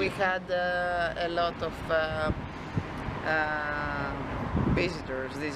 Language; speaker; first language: English; non-native, fluent; Greek